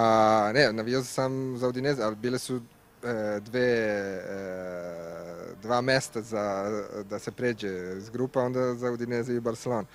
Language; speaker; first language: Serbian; non-native, learner; Italian